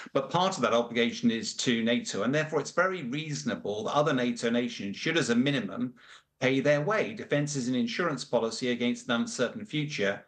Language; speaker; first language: English; native; English